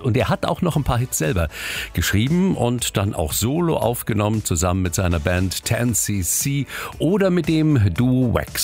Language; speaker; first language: German; native; German